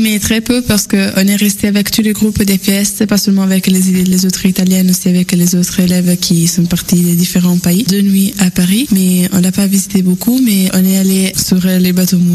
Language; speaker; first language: French; non-native, fluent; Italian